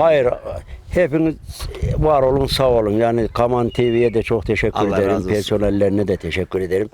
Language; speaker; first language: Turkish; native; Turkish